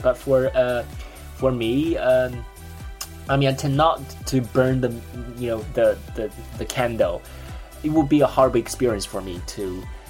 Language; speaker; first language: English; non-native, fluent; Chinese